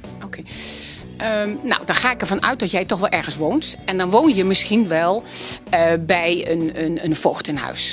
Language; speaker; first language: Dutch; native; Dutch